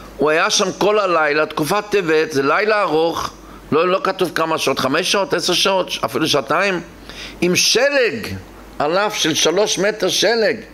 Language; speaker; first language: Hebrew; non-native, local second language; Yiddish